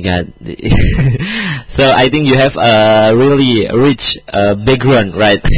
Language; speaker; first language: English; non-native, fluent; Indonesian